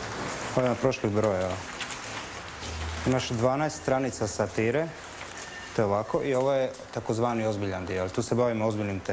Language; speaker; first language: Croatian; native; Croatian